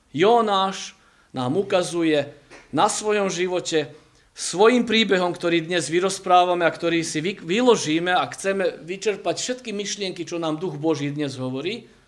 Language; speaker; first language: Slovak; native; Slovak